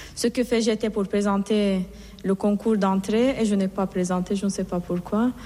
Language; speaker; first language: French; non-native, fluent; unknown